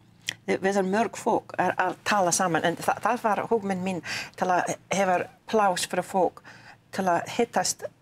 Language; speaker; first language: Icelandic; non-native, learner; English